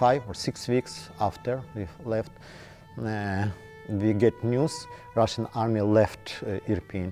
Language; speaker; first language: English; non-native, learner; Ukrainian